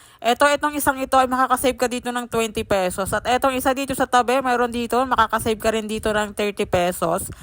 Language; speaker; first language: Filipino; native; Filipino